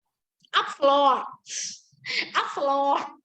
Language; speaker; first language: English; non-native, learner; Vietnamese